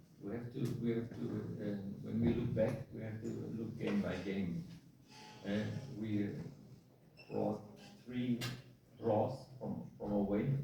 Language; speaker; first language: English; non-native, fluent; German